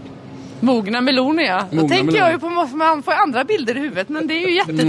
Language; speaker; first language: Swedish; native; Swedish